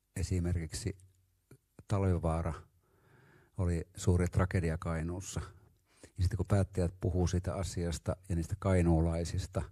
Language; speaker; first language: Finnish; native; Finnish